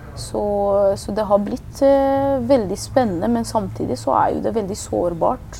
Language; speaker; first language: Norwegian; early bilingual, other home language; Persian